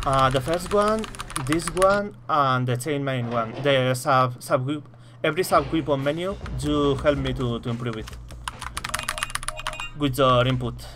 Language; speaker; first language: English; non-native, fluent; Spanish